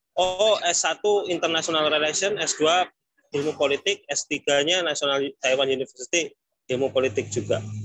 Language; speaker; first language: Indonesian; native; Indonesian